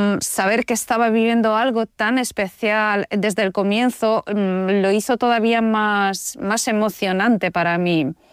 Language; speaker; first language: Spanish; non-native, fluent; Polish